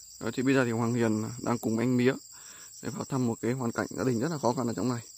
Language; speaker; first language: Vietnamese; native; Vietnamese